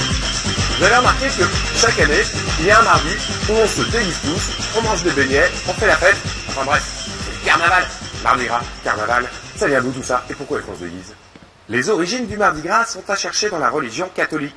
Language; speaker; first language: French; native; French